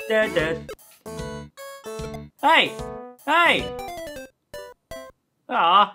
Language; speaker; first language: English; native; English